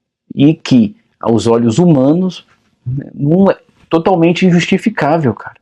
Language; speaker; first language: Portuguese; native; Portuguese